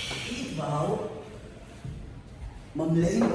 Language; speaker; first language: Vietnamese; non-native, learner; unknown